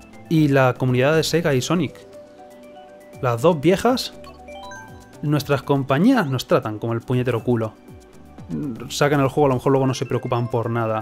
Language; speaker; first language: Spanish; native; Spanish